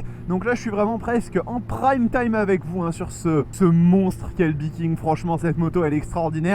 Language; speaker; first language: French; native; French